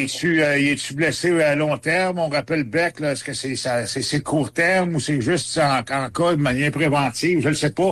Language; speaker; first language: French; native; French